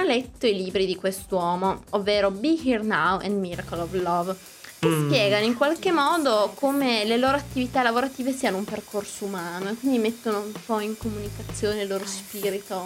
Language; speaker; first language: Italian; native; Italian